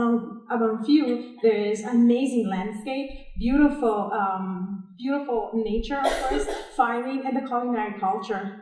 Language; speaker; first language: English; non-native, fluent; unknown